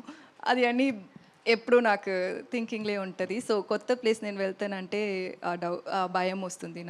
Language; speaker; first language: Telugu; non-native, learner; Tamil